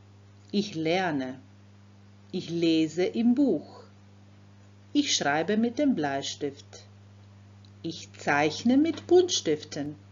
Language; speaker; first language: German; non-native, fluent; Croatian